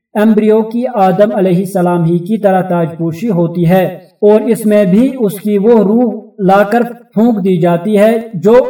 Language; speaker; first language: Urdu; native; Urdu